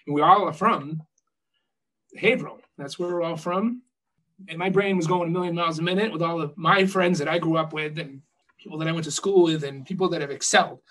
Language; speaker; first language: English; native; English